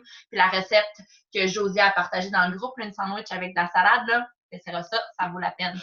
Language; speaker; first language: French; native; French